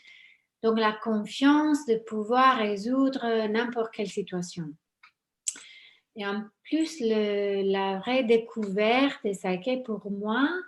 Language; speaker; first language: French; non-native, fluent; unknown